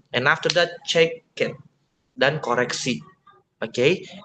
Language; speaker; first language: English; non-native, fluent; Indonesian